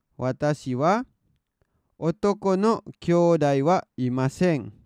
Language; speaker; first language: Japanese; non-native, fluent; Indonesian